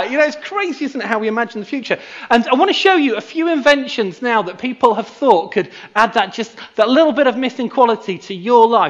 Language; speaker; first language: English; native; English